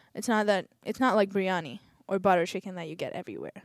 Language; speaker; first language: English; non-native, local second language; Telugu